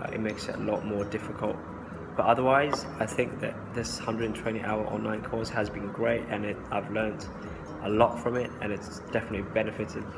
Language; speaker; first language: English; non-native, local second language; Cantonese